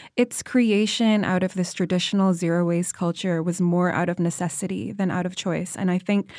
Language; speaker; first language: English; non-native, fluent; Indonesian